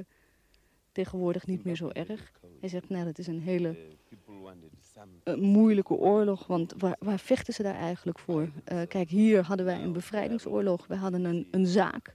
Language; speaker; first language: Dutch; native; Dutch